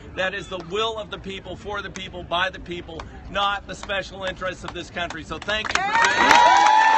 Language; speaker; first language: English; native; English